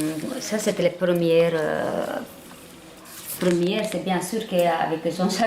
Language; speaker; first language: French; non-native, learner; Hungarian